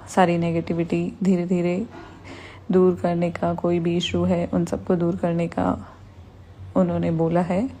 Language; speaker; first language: Hindi; native; Hindi